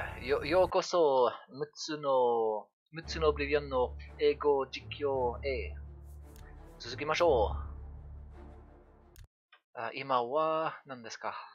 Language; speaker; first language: Japanese; non-native, learner; French